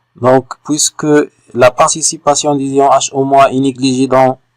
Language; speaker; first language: French; non-native, local second language; Arabic